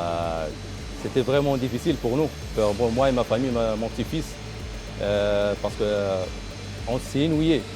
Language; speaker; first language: French; non-native, local second language; Arabic